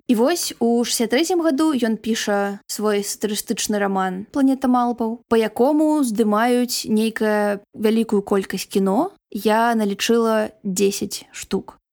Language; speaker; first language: Belarusian; non-native, local second language; Russian